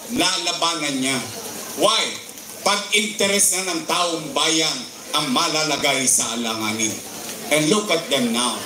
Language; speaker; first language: Filipino; native; Filipino